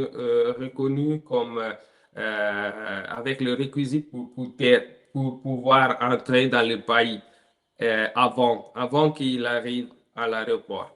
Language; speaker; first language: French; non-native, learner; Italian